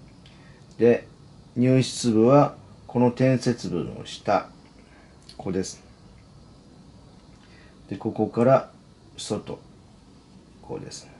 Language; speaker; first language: Japanese; native; Japanese